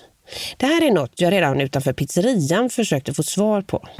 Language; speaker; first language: Swedish; native; Swedish